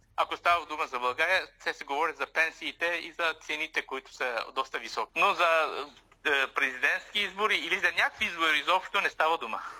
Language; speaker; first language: Bulgarian; non-native, local second language; Turkish